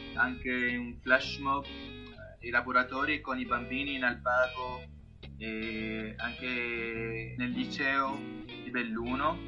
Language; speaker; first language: Italian; non-native, learner; Arabic